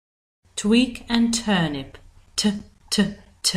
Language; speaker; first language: English; native; English